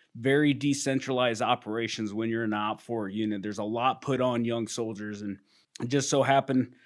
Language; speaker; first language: English; native; English